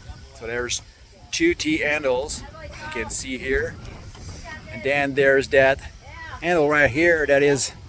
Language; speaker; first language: English; non-native, local second language; French